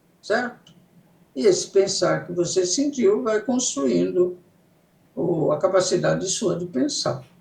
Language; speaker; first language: Portuguese; early bilingual, other home language; Italian